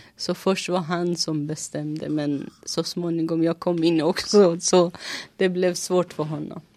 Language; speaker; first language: Swedish; non-native, fluent; Persian